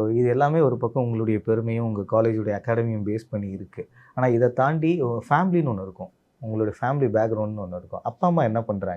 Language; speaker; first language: Tamil; native; Tamil